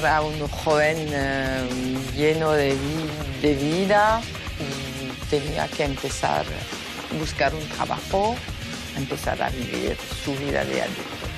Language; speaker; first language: Spanish; non-native, fluent; French